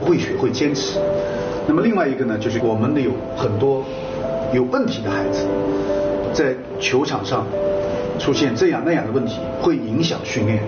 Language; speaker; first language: Chinese; native; Chinese